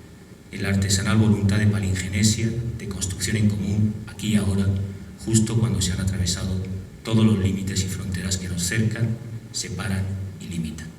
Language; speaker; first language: Spanish; native; Spanish